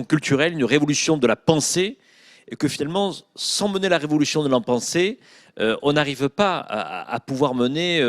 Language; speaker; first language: French; native; French